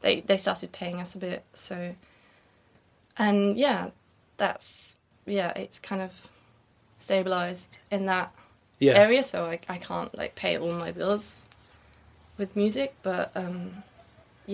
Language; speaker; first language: English; non-native, fluent; German